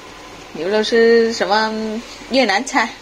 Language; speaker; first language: Chinese; non-native, learner; Vietnamese